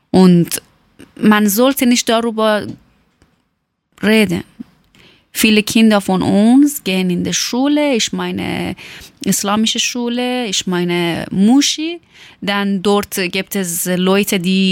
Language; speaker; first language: German; non-native, learner; Persian